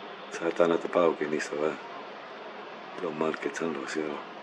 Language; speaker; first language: Spanish; early bilingual, heritage; Spanish